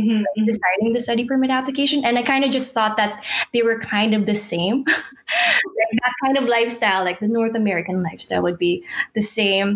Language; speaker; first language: English; non-native, local second language; Filipino